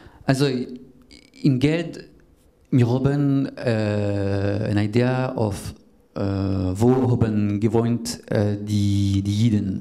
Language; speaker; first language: German; non-native, learner; French